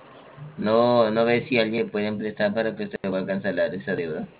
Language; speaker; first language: Spanish; native; Spanish